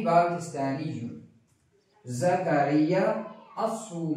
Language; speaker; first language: Arabic; non-native, fluent; Urdu